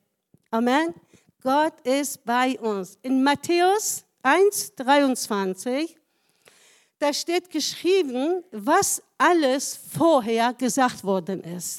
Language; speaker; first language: German; non-native, fluent; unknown